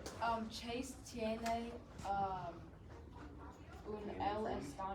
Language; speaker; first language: Spanish; non-native, learner; English